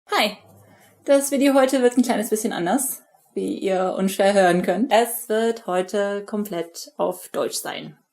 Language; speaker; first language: German; native; German